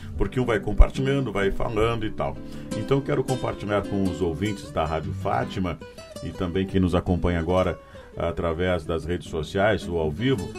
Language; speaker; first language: Portuguese; native; Portuguese